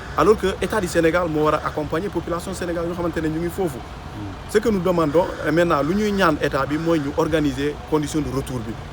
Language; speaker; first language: Wolof; non-native, local second language; Jola-Fonyi